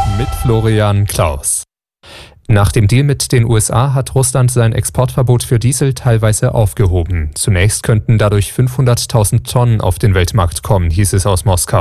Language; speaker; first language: German; native; German